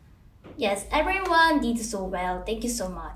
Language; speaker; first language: English; non-native, fluent; Korean